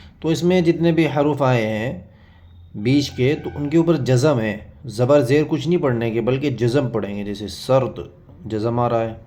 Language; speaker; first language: Urdu; native; Urdu